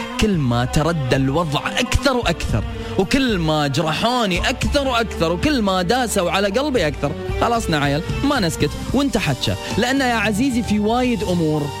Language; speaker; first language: Arabic; native; Arabic